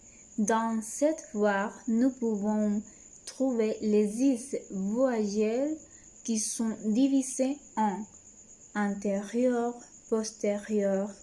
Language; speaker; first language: French; non-native, learner; Spanish